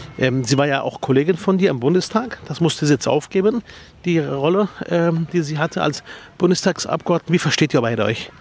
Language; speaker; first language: German; early bilingual, other home language; Arabic